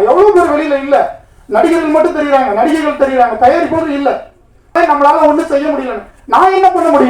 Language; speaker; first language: Tamil; native; Tamil